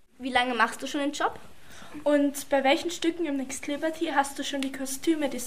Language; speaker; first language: German; native; German